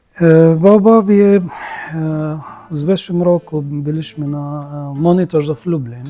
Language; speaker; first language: Polish; non-native, learner; Arabic